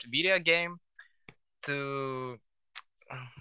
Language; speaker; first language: English; non-native, learner; Russian